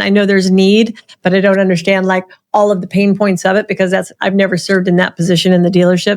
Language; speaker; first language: English; native; English